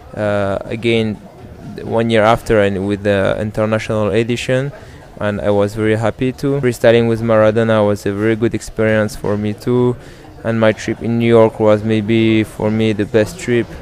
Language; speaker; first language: English; non-native, fluent; French